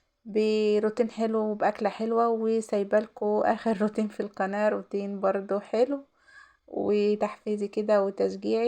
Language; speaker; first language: Arabic; native; Arabic